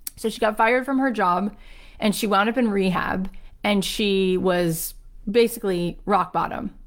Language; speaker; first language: English; native; English